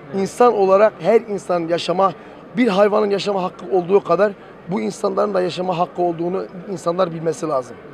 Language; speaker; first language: Turkish; native; Turkish